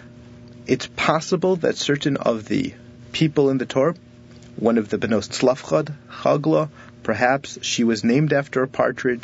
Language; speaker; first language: English; native; English